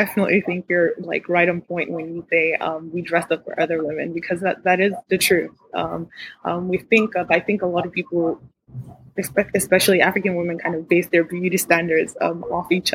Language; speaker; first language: English; non-native, local second language; Yoruba